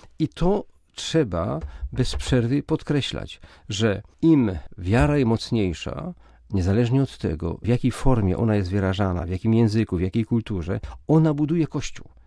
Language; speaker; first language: Polish; native; Polish